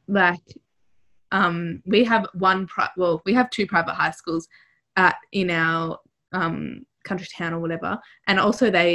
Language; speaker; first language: English; native; English